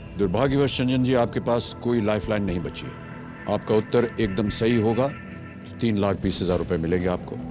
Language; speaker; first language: Hindi; native; Hindi